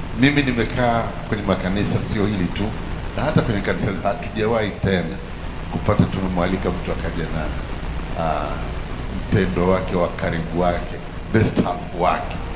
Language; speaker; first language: Swahili; native; Swahili